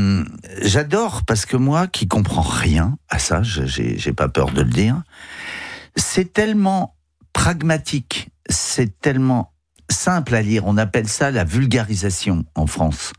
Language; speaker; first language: French; native; French